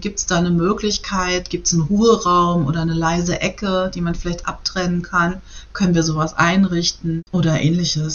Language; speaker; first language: German; native; German